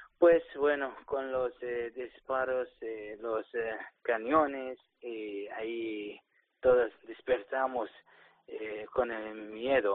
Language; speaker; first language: Spanish; non-native, learner; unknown